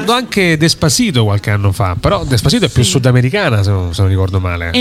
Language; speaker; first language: Italian; native; Italian